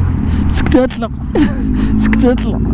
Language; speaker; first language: Arabic; native; Arabic